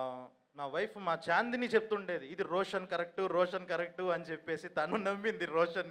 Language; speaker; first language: Telugu; native; Telugu